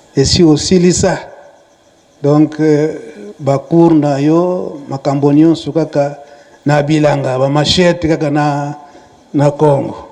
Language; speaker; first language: Lingala; non-native, local second language; Kongo